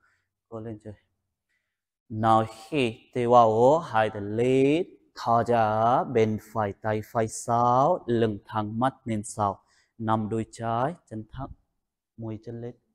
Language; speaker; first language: Vietnamese; non-native, learner; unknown